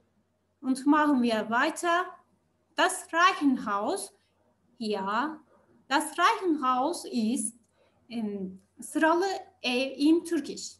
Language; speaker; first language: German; non-native, learner; Turkish